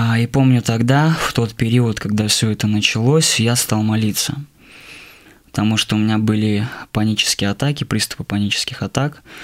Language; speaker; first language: Russian; native; Russian